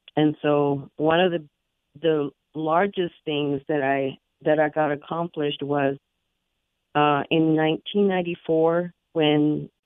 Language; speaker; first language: English; native; English